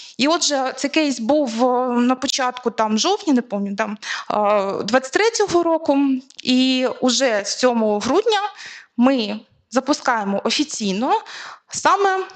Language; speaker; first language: Ukrainian; native; Ukrainian